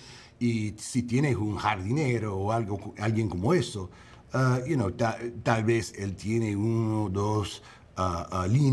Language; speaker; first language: Spanish; early bilingual, heritage; English